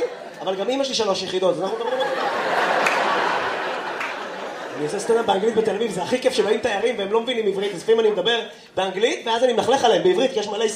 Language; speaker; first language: Hebrew; native; Hebrew